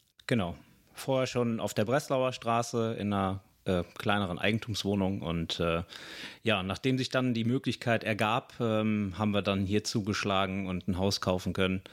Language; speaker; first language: German; native; German